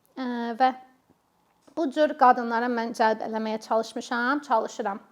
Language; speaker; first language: Azerbaijani; non-native, fluent; English